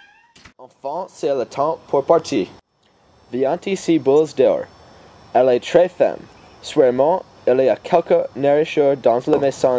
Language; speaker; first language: French; non-native, learner; English